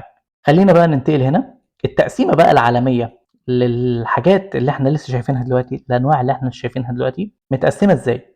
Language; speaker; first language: Arabic; native; Arabic